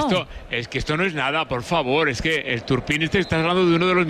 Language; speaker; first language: Spanish; native; Spanish